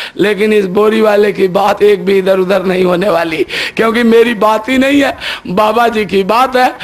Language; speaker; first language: Hindi; native; Hindi